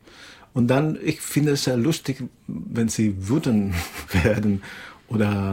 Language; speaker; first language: German; non-native, fluent; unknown